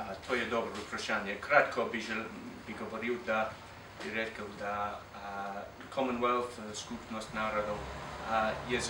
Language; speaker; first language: Slovenian; non-native, fluent; English